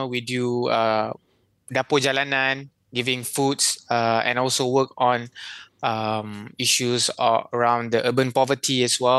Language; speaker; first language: English; non-native, local second language; Malay